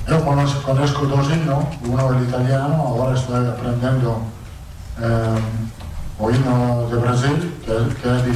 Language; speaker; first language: Portuguese; non-native, fluent; Italian